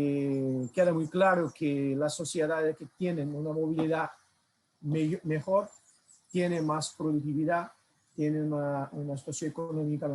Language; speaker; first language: Spanish; non-native, fluent; Portuguese